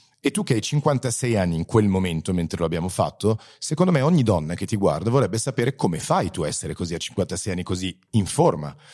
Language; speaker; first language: Italian; early bilingual, heritage; Italian